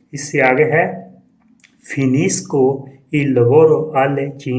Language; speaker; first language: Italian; non-native, fluent; Urdu